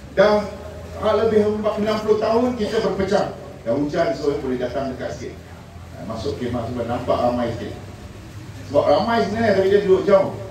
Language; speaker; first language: Malay; non-native, local second language; Min Nan Chinese